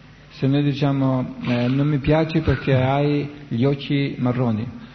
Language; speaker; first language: Italian; native; Italian